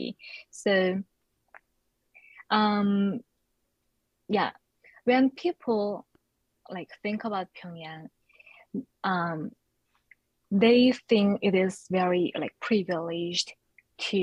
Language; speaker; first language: English; non-native, fluent; Korean